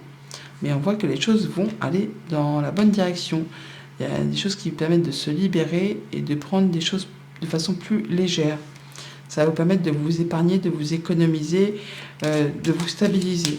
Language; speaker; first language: French; native; French